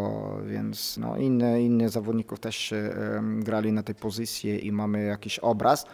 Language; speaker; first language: Polish; non-native, fluent; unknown